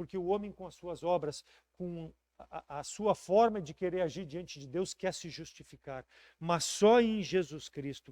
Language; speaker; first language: Portuguese; native; Portuguese